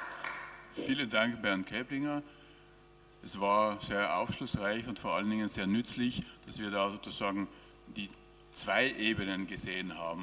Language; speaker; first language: German; native; German